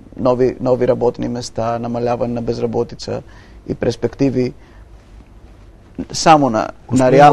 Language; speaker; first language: Bulgarian; non-native, fluent; Greek